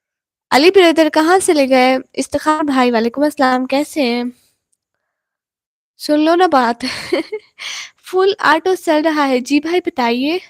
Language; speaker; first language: Hindi; non-native, local second language; Punjabi